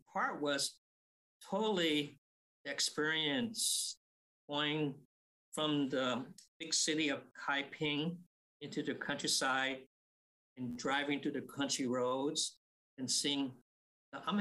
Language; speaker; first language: English; native; English